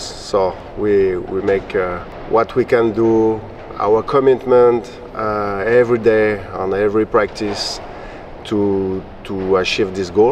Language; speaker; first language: English; non-native, fluent; French